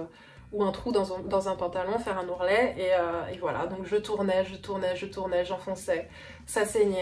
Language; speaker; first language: French; native; French